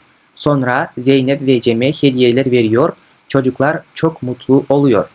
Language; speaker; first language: Turkish; non-native, fluent; Kyrgyz